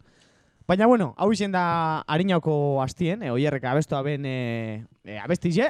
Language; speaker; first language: Basque; native; Basque